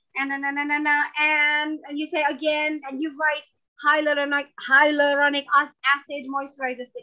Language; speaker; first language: English; non-native, fluent; Indonesian